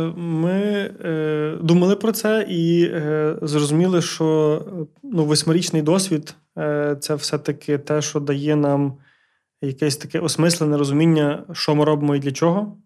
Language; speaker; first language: Ukrainian; early bilingual, heritage; Ukrainian